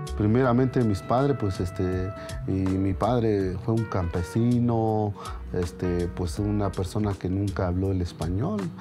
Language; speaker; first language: Spanish; non-native, local second language; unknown